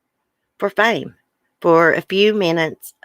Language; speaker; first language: English; native; English